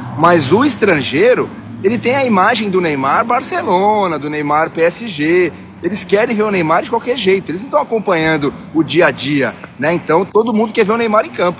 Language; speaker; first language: Portuguese; native; Portuguese